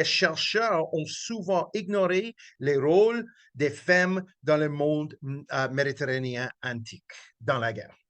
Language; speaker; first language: French; non-native, local second language; English